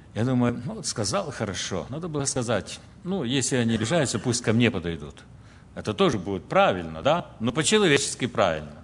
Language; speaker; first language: Russian; early bilingual, other home language; Ukrainian